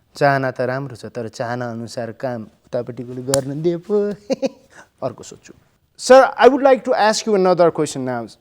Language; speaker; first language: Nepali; native; Nepali